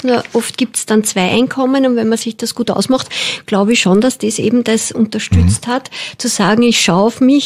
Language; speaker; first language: German; native; German